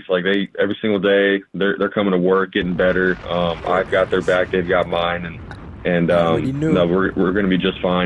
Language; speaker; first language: English; native; English